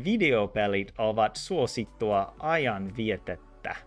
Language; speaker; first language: Finnish; non-native, learner; English